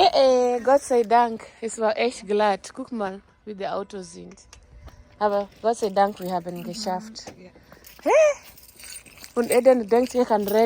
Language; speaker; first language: German; non-native, learner; Swahili